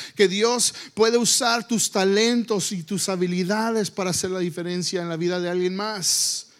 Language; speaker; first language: Spanish; early bilingual, heritage; Spanish